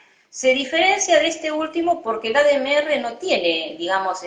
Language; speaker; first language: Spanish; native; Spanish